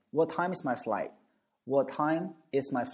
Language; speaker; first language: English; non-native, fluent; Chinese